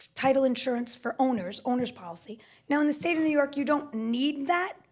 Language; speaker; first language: English; native; English